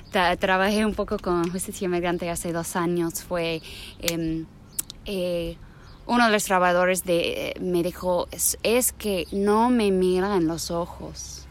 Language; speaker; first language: Spanish; non-native, fluent; English